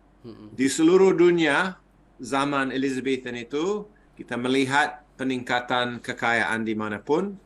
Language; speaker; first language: Indonesian; non-native, fluent; English